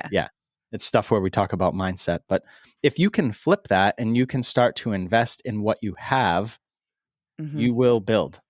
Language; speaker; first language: English; native; English